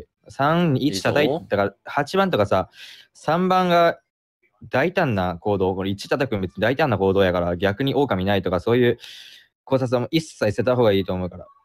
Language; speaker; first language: Japanese; native; Japanese